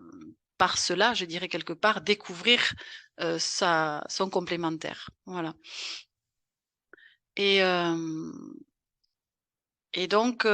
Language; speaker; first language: French; native; French